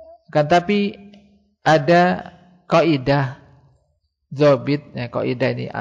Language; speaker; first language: Indonesian; native; Indonesian